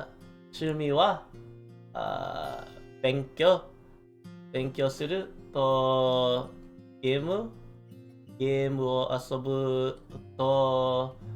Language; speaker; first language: Japanese; non-native, learner; English